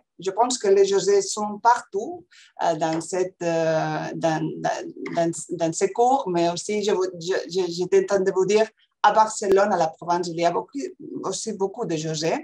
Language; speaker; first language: French; non-native, fluent; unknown